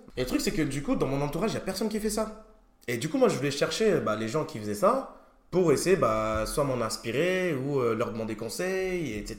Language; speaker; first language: French; early bilingual, other home language; Ewe